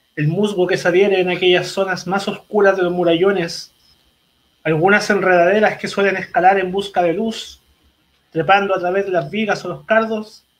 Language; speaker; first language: Spanish; native; Spanish